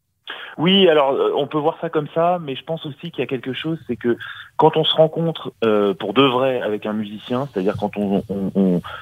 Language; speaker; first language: French; native; French